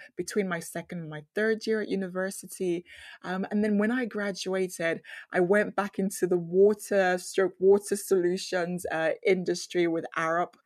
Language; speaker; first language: English; non-native, local second language; Yoruba